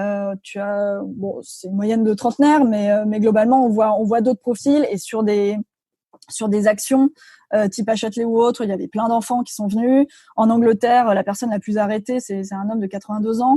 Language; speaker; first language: French; native; French